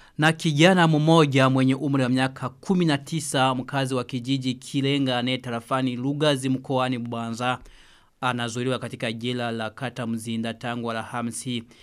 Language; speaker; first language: Swahili; non-native, local second language; Rundi